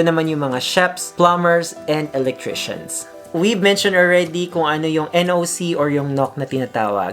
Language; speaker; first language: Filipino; native; Filipino